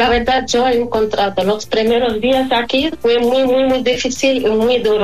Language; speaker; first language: Spanish; non-native, fluent; Arabic